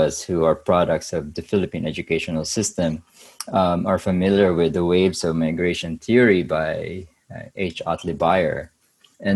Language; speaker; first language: English; non-native, local second language; Bikol